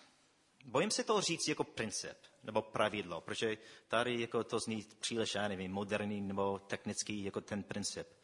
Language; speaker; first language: Czech; non-native, fluent; English